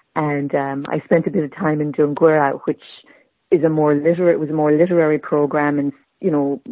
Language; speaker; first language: English; native; English